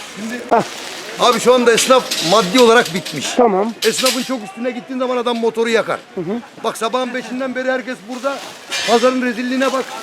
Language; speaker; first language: Turkish; native; Turkish